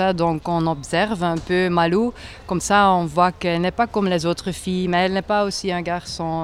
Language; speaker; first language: French; non-native, local second language; Dutch